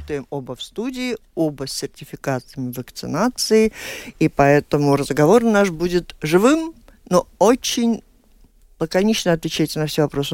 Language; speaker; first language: Russian; native; Russian